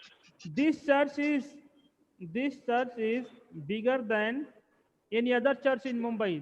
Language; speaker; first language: English; non-native, local second language; Hindi